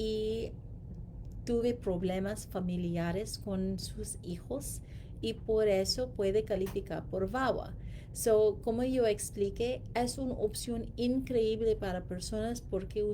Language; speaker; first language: Spanish; non-native, learner; English